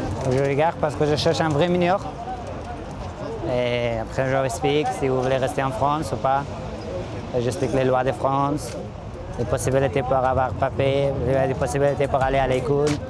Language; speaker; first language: French; non-native, learner; Persian